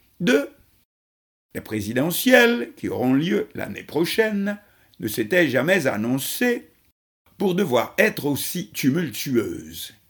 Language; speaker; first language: French; non-native, local second language; Haitian Creole